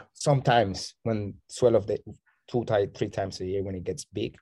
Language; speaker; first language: English; non-native, fluent; Spanish